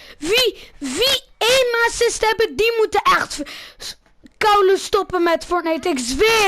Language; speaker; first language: Dutch; early bilingual, other home language; Turkish